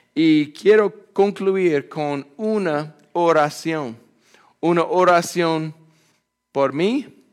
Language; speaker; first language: Spanish; non-native, fluent; English